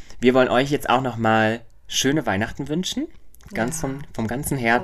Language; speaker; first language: German; native; German